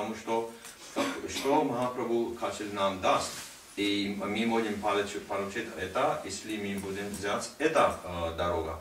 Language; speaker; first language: Russian; non-native, learner; Hindi